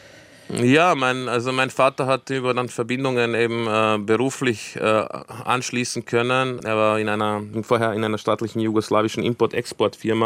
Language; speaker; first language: German; early bilingual, other home language; Croatian